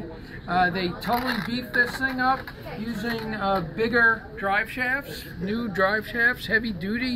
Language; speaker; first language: English; native; English